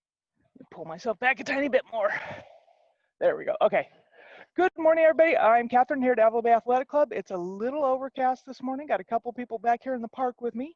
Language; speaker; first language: English; native; English